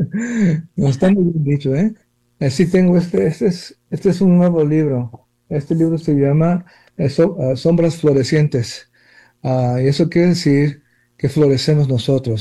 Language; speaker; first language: Spanish; early bilingual, heritage; Spanish